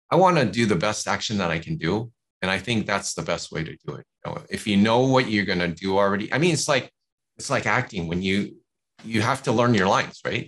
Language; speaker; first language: English; native; English